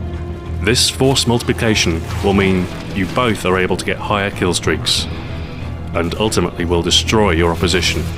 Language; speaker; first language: English; native; English